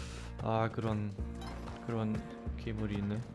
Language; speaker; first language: Korean; non-native, learner; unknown